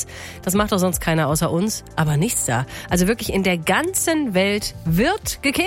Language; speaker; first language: German; native; German